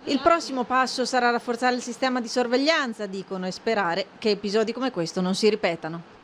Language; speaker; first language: Italian; native; Italian